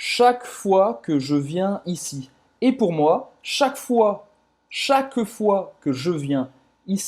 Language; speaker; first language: French; non-native, fluent; Portuguese